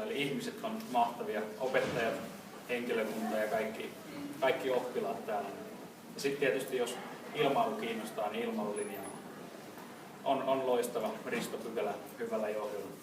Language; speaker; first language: Finnish; native; Finnish